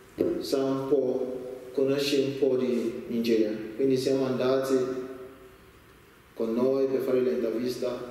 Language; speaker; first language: Italian; non-native, learner; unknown